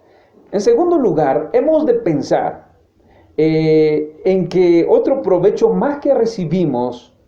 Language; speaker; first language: Spanish; native; Spanish